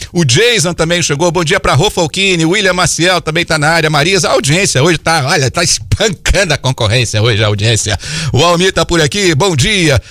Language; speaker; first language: Portuguese; native; Portuguese